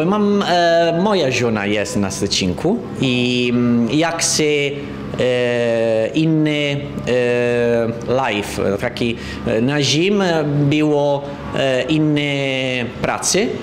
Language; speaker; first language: Polish; non-native, learner; Italian